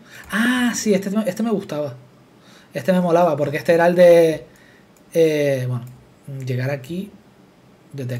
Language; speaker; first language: Spanish; native; Spanish